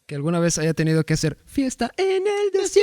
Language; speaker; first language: Spanish; native; Spanish